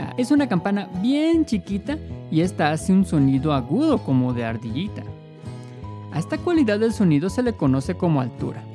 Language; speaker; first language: Spanish; native; Spanish